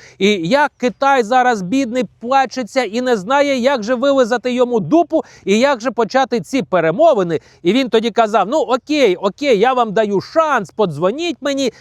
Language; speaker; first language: Ukrainian; native; Ukrainian